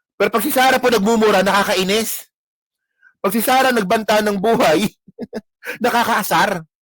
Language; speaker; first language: Filipino; non-native, local second language; Hiligaynon